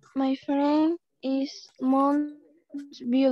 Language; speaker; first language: English; non-native, learner; Spanish